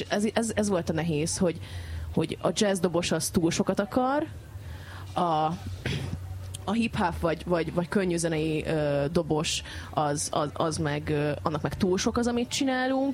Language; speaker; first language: Hungarian; native; Hungarian